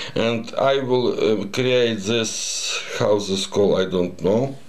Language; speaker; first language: English; non-native, learner; Ukrainian